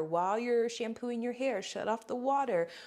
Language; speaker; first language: English; native; English